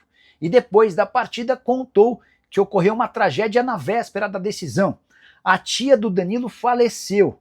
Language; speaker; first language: Portuguese; native; Portuguese